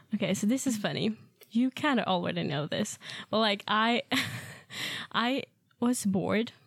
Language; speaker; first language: English; non-native, fluent; Swedish